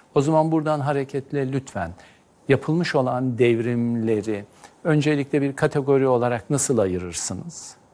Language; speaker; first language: Turkish; native; Turkish